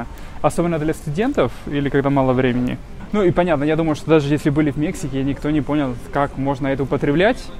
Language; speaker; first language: Russian; non-native, fluent; Spanish